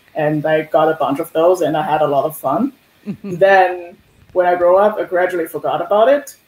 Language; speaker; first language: English; non-native, fluent; Chinese